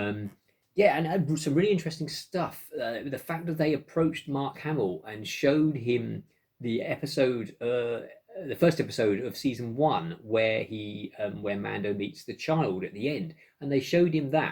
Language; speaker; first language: English; native; English